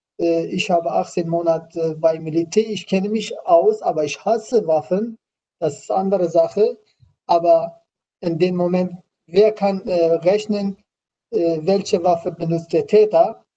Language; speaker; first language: German; non-native, learner; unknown